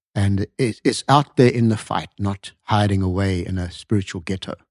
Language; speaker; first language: English; native; English